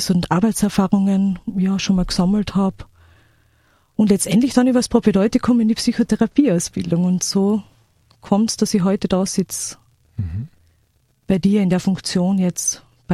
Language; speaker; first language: German; native; German